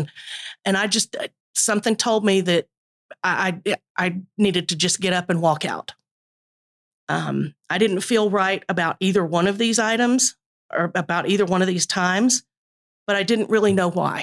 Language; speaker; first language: English; native; English